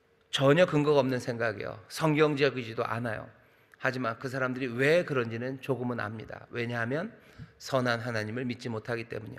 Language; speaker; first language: Korean; native; Korean